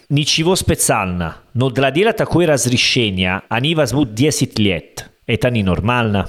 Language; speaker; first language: Russian; non-native, learner; Italian